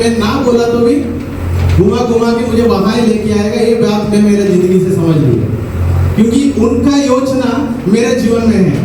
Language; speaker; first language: Hindi; non-native, local second language; Malayalam